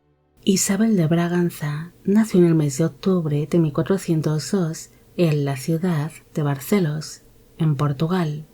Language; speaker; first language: Spanish; native; Spanish